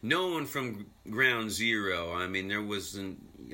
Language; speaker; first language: English; native; English